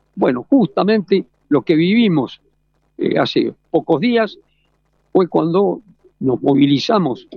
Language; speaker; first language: Spanish; native; Spanish